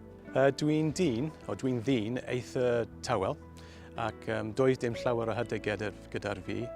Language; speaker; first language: Welsh; non-native, learner; English